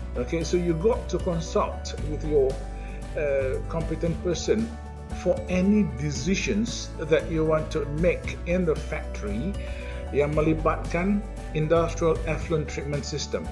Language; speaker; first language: English; non-native, local second language; Malay